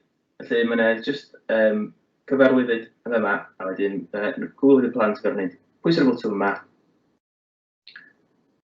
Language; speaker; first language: Welsh; native; Welsh